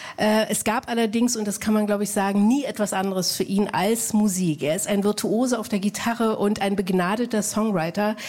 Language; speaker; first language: German; native; German